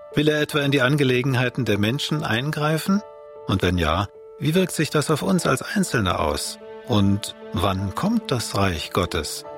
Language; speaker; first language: German; native; German